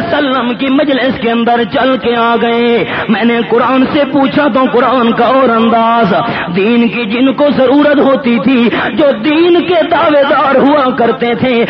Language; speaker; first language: Urdu; non-native, local second language; Pashto